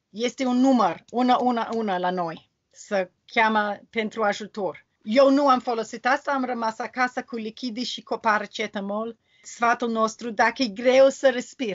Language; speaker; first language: Romanian; non-native, learner; English